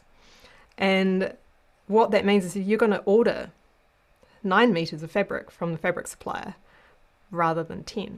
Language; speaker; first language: English; native; English